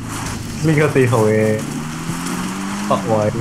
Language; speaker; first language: Chinese; native; Chinese